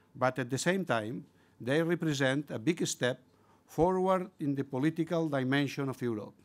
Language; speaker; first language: English; non-native, fluent; Catalan